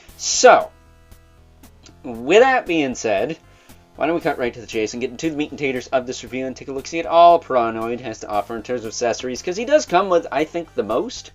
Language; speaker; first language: English; native; English